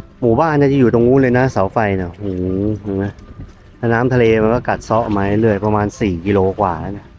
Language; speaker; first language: Thai; native; Thai